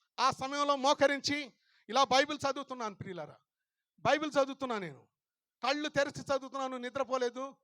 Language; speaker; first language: Telugu; non-native, local second language; Lambadi